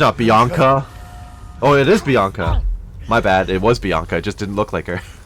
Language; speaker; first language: English; native; English